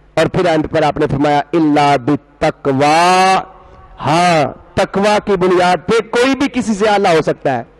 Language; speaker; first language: Urdu; non-native, local second language; Punjabi